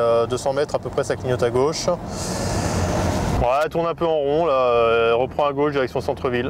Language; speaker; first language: French; native; French